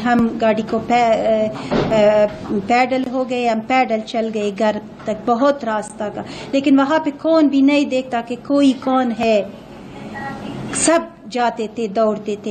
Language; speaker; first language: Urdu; non-native, fluent; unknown